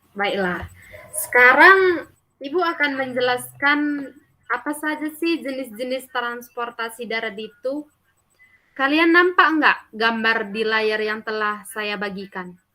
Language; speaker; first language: Indonesian; native; Indonesian